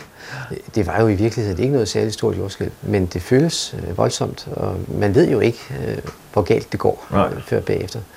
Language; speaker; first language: Danish; native; Danish